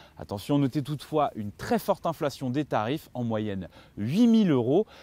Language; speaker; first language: French; native; French